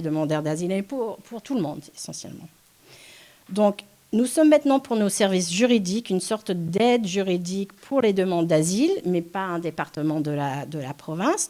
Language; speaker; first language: French; non-native, local second language; English